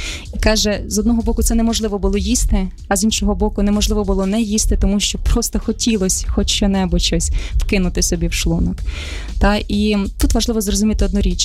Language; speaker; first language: Ukrainian; native; Ukrainian